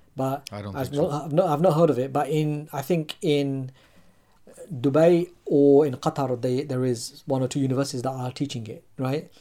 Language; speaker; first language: English; native; English